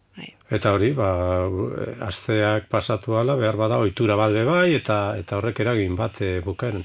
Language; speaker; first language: Basque; native; Basque